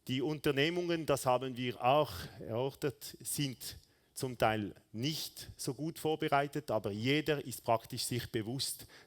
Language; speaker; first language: German; non-native, local second language; French